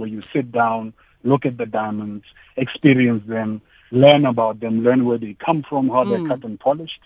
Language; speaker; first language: English; non-native, local second language; Tswana